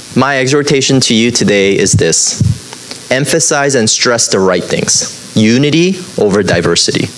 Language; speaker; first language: English; native; English